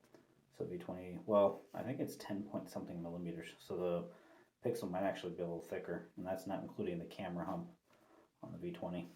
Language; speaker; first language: English; native; English